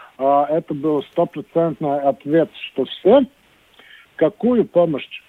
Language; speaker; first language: Russian; non-native, local second language; Latvian